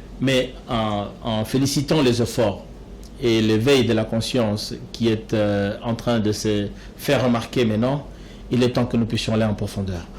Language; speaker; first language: French; non-native, local second language; Lingala